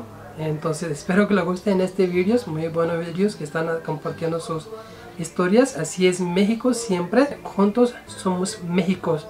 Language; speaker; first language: Spanish; non-native, fluent; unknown